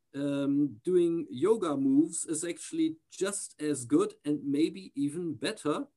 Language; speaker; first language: English; non-native, fluent; German